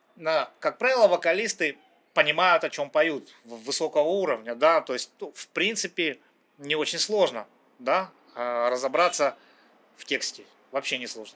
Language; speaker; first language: Russian; native; Russian